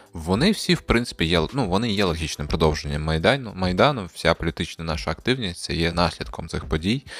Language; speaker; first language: Ukrainian; non-native, local second language; Russian